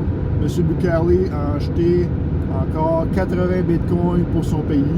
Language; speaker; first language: French; native; French